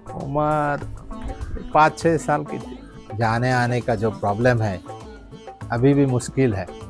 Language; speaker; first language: Hindi; early bilingual, heritage; Hindi